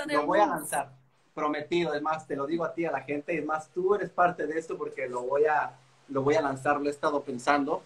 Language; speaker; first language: Spanish; native; Spanish